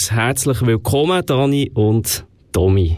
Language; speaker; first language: German; native; German